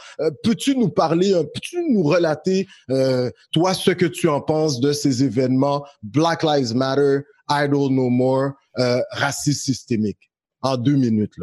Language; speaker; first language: French; native; French